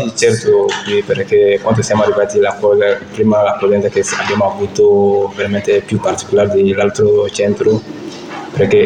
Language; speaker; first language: Italian; non-native, learner; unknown